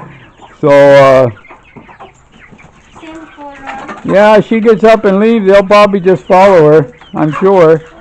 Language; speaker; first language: English; native; English